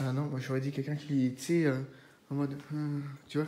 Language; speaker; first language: French; native; French